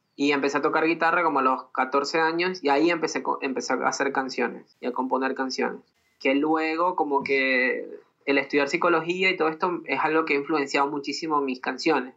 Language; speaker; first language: Spanish; native; Spanish